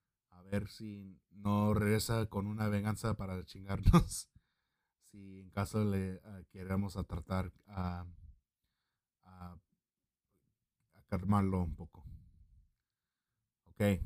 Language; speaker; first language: Spanish; early bilingual, heritage; Spanish